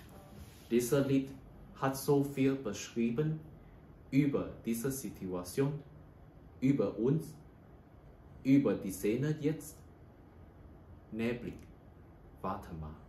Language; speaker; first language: German; non-native, learner; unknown